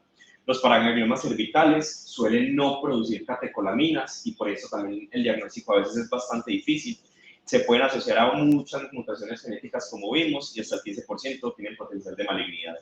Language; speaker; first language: Spanish; native; Spanish